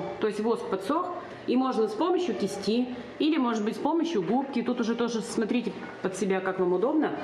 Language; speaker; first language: Russian; native; Russian